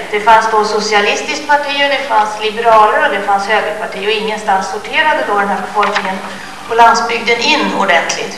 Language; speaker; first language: Swedish; native; Swedish